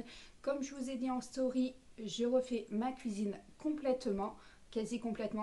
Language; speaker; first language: French; native; French